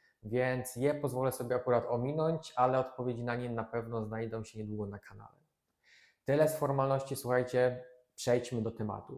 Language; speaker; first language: Polish; native; Polish